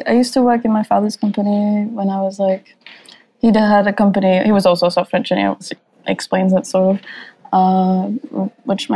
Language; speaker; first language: English; non-native, fluent; Danish